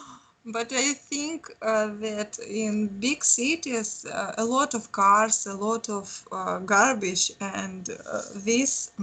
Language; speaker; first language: English; non-native, learner; Russian